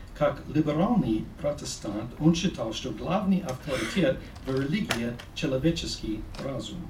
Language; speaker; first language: Russian; non-native, fluent; English